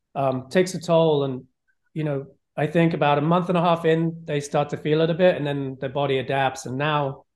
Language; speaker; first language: English; native; English